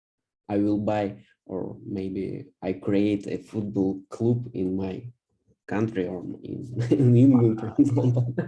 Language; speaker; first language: English; non-native, learner; Russian